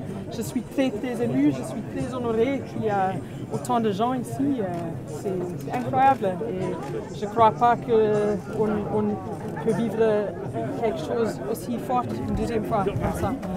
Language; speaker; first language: French; non-native, fluent; Afrikaans